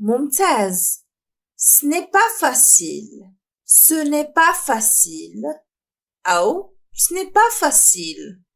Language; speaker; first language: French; non-native, fluent; Arabic